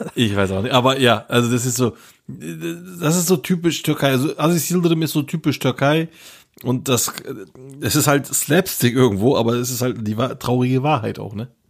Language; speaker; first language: German; early bilingual, other home language; Turkish